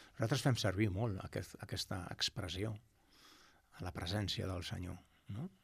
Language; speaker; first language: Catalan; non-native, local second language; Spanish